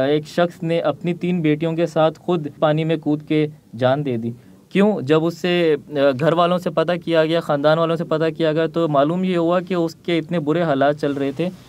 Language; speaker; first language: Urdu; non-native, local second language; Punjabi